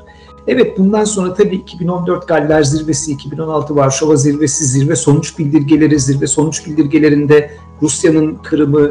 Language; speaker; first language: Turkish; native; Turkish